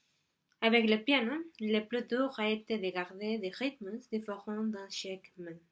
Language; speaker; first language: French; non-native, learner; Spanish